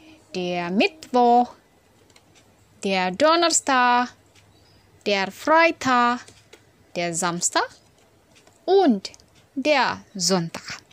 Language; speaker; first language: German; non-native, learner; Indonesian